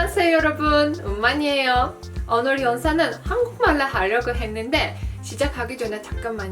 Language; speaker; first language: Korean; non-native, fluent; Azerbaijani